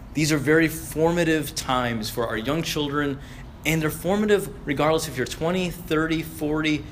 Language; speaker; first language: English; early bilingual, other home language; Arabic